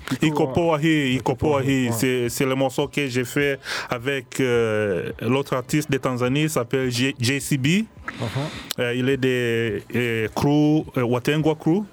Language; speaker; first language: French; non-native, learner; Swahili